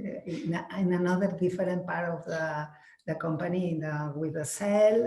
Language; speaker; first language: English; non-native, learner; Spanish